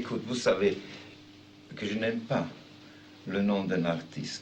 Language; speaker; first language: French; non-native, fluent; German